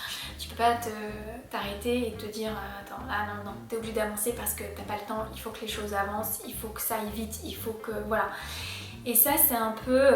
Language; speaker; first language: French; native; French